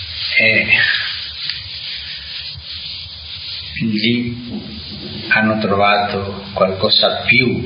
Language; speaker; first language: Italian; non-native, fluent; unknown